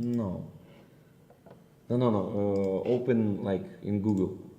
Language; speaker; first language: English; non-native, fluent; Ukrainian